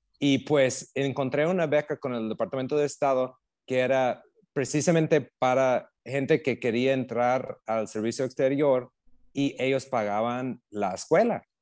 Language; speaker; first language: Spanish; non-native, fluent; English